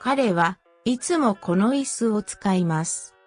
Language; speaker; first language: Japanese; non-native, learner; English